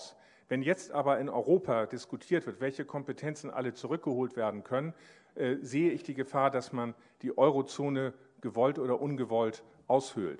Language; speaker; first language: German; native; German